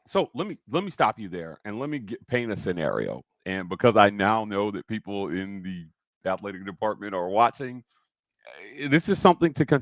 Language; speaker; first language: English; native; English